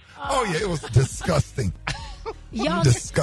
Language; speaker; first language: English; native; English